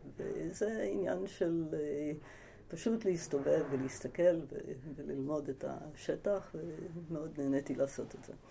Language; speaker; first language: Hebrew; early bilingual, other home language; English